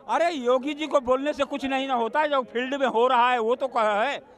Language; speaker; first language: Hindi; native; Hindi